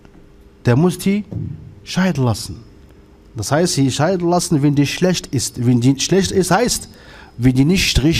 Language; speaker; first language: German; non-native, fluent; Arabic